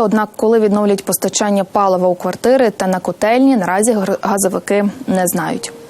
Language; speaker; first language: Ukrainian; native; Ukrainian